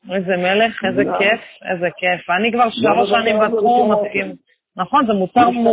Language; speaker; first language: Hebrew; native; Hebrew